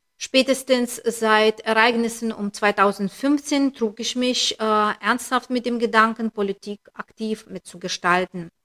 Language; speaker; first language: German; non-native, fluent; Lithuanian